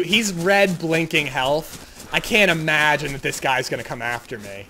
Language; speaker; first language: English; native; English